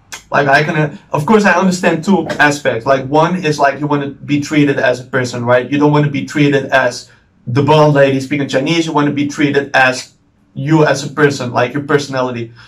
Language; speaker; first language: English; non-native, fluent; Dutch